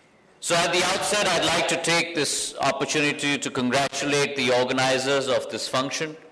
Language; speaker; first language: English; non-native, local second language; Hindi